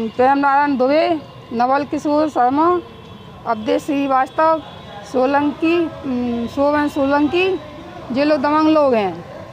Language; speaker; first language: Hindi; native; Hindi